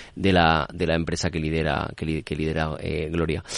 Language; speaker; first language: Spanish; native; Spanish